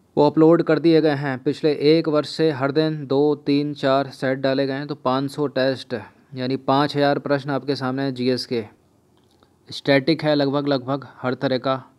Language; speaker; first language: Hindi; native; Hindi